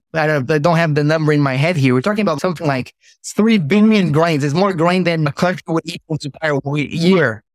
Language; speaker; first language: English; non-native, fluent; Portuguese